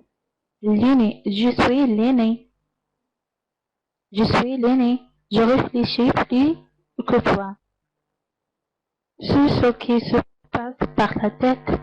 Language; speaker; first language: French; non-native, learner; Arabic